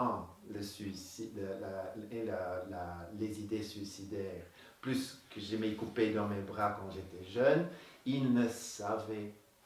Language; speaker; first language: French; non-native, local second language; Dutch